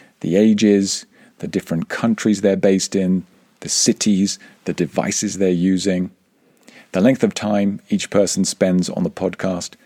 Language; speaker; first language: English; native; English